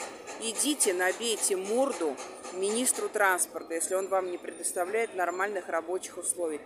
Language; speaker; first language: Russian; native; Russian